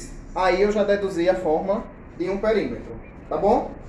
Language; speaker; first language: Portuguese; native; Portuguese